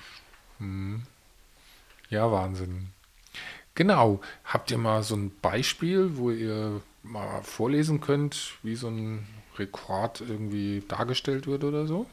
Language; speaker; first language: German; native; German